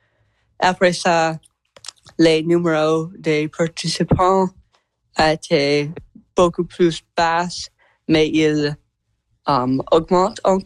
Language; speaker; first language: French; non-native, learner; English